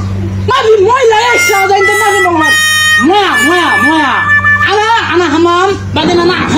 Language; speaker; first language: Arabic; non-native, learner; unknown